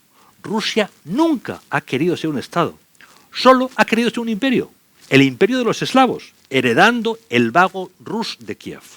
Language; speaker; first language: Spanish; native; Spanish